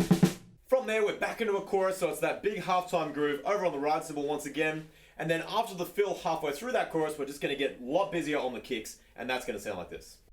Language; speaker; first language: English; native; English